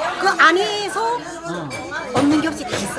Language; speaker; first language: Korean; early bilingual, heritage; Korean